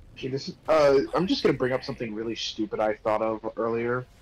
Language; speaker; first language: English; native; English